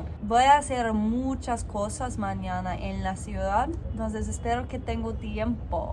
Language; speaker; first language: Spanish; non-native, learner; English